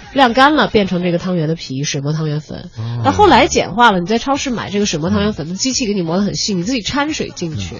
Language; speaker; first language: Chinese; native; Chinese